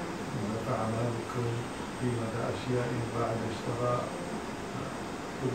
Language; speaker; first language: Arabic; non-native, learner; Urdu